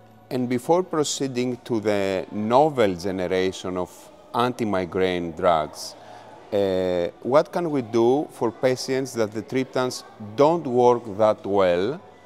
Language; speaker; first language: English; non-native, fluent; Greek